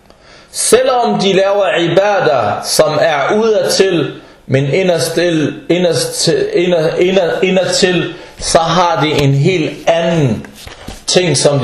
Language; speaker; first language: Danish; non-native, fluent; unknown